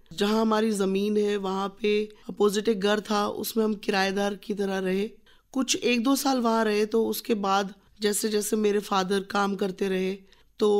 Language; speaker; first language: Hindi; native; Hindi